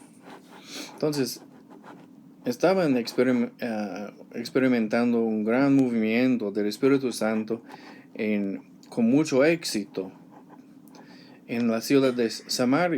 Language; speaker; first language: Spanish; non-native, learner; English